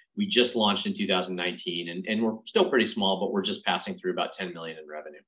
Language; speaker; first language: English; native; English